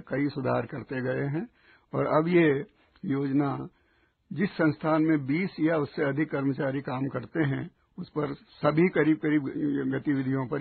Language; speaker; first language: Hindi; native; Hindi